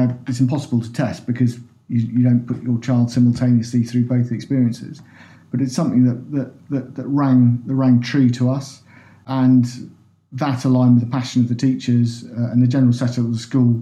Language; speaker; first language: English; native; English